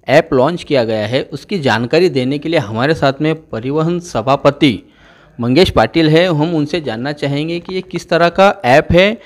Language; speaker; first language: Hindi; native; Hindi